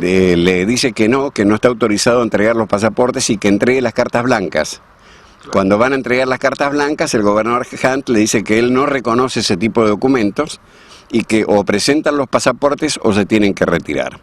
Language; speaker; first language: Spanish; native; Spanish